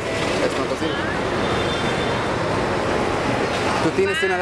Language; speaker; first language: Spanish; non-native, learner; English